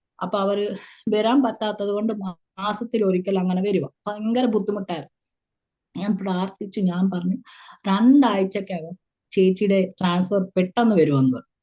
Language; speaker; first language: Malayalam; early bilingual, heritage; Malayalam